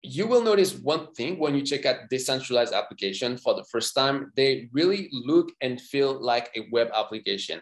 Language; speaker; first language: English; non-native, fluent; French